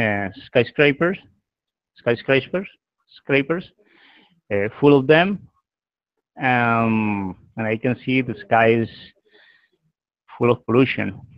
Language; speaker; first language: English; non-native, learner; Spanish